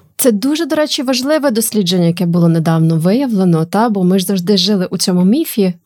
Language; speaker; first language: Ukrainian; native; Ukrainian